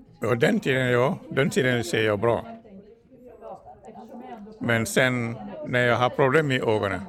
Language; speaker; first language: Swedish; non-native, learner; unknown